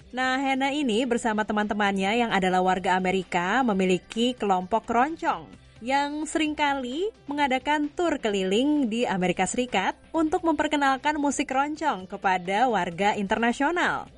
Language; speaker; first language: Indonesian; native; Indonesian